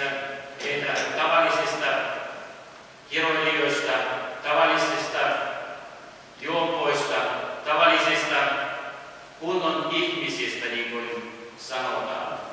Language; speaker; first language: Finnish; early bilingual, heritage; Finnish